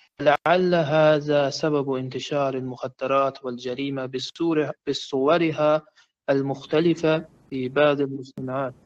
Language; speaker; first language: Arabic; non-native, learner; Persian